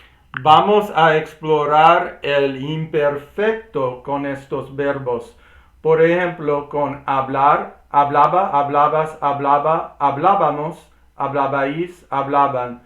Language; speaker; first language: Spanish; non-native, learner; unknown